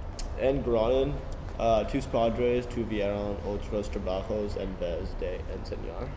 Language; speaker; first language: Spanish; non-native, learner; English